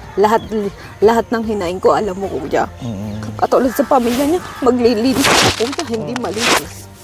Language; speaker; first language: Filipino; native; Filipino